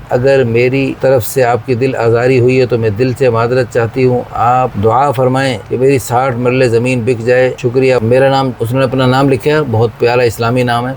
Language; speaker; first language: Urdu; non-native, local second language; Saraiki